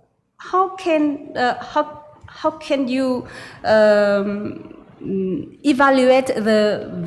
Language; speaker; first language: English; non-native, learner; Vietnamese